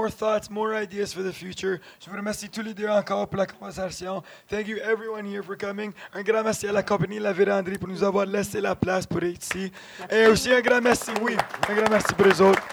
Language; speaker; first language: English; native; English